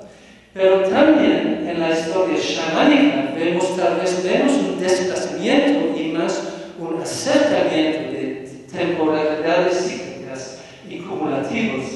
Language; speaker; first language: Spanish; non-native, fluent; English